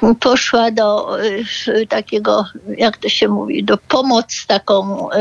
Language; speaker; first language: Polish; early bilingual, other home language; German